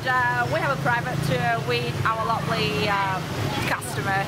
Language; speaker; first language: English; non-native, learner; Vietnamese